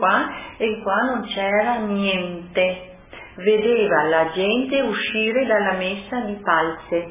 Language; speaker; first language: Italian; early bilingual, other home language; French